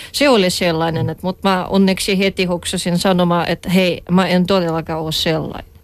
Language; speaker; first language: Finnish; non-native, fluent; Russian